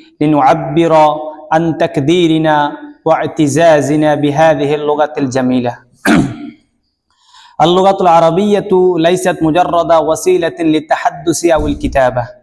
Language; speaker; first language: Arabic; non-native, learner; Bangla